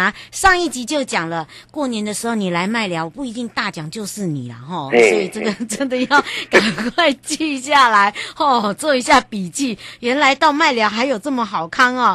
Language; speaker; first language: Chinese; native; Chinese